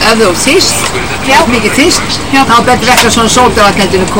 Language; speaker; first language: Icelandic; non-native, learner; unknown